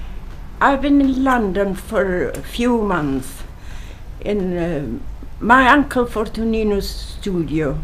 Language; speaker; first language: English; non-native, fluent; Italian